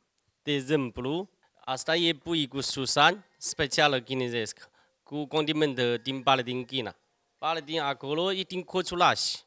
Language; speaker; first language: Romanian; non-native, learner; Chinese